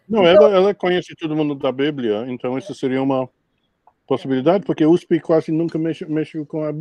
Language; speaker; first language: Portuguese; non-native, fluent; English